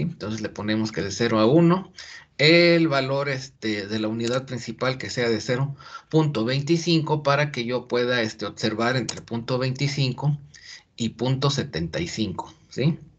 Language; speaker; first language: Spanish; native; Spanish